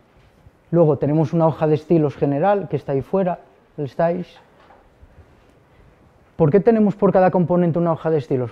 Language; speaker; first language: Spanish; native; Spanish